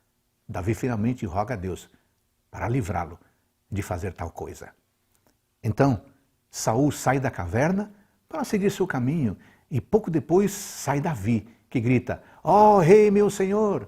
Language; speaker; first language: Portuguese; native; Portuguese